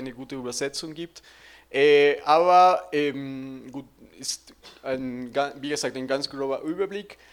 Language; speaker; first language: German; non-native, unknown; Spanish